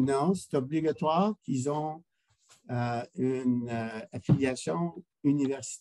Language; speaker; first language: French; non-native, local second language; English